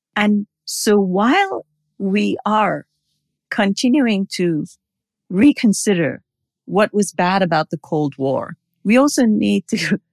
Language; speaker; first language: English; non-native, fluent; Persian